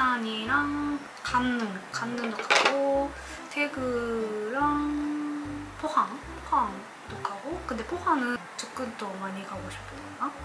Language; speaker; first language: Korean; non-native, learner; Japanese